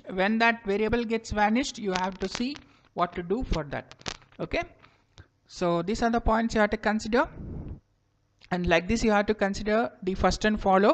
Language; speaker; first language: English; non-native, local second language; Kannada